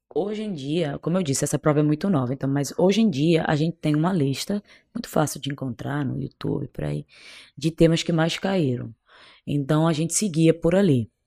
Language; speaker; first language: Portuguese; non-native, local second language; Kabuverdianu